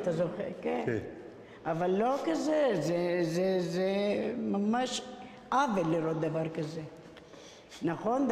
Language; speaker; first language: Hebrew; non-native, fluent; Spanish